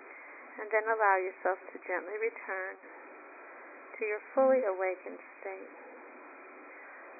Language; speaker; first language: English; native; English